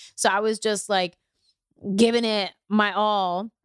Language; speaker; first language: English; native; English